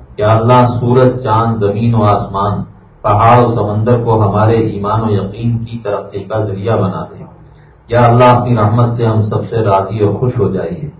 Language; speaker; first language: Urdu; native; Urdu